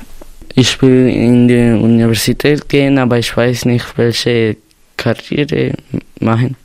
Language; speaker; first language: German; non-native, learner; Spanish